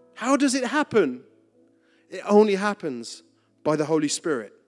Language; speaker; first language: English; native; English